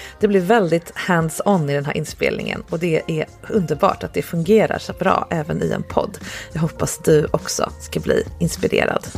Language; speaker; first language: Swedish; native; Swedish